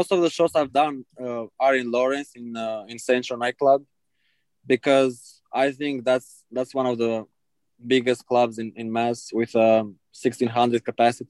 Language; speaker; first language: English; non-native, fluent; Albanian